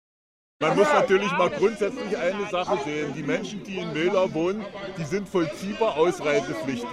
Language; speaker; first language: German; native; German